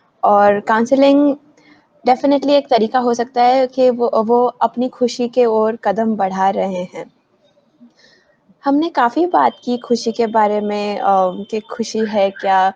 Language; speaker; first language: Hindi; native; Hindi